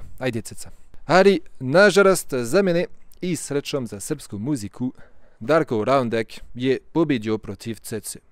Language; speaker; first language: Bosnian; non-native, fluent; French